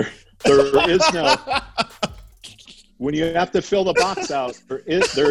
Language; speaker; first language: English; native; English